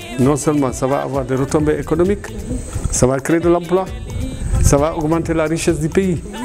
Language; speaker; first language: French; non-native, local second language; Fula